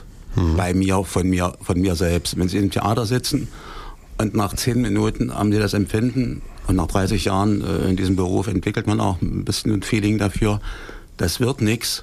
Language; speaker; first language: German; native; German